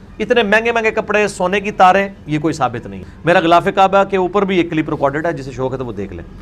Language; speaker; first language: Urdu; non-native, local second language; Punjabi